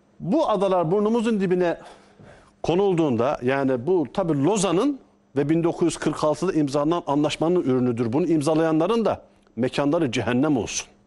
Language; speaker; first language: Turkish; native; Turkish